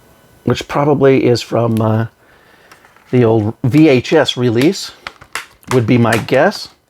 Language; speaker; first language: English; native; English